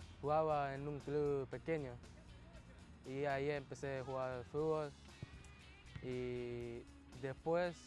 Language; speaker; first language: Spanish; non-native, fluent; Japanese